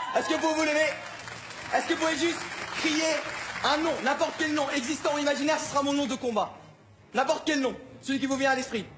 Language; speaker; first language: French; non-native, fluent; Arabic